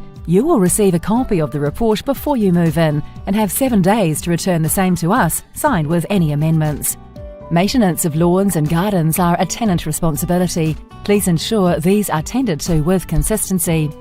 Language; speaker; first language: English; native; English